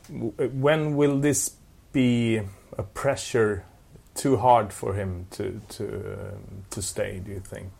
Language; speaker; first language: English; non-native, fluent; Swedish